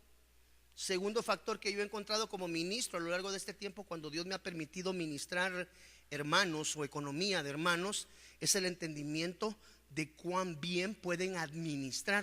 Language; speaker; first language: Spanish; native; Spanish